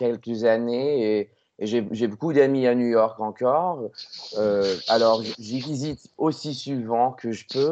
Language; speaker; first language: French; non-native, learner; English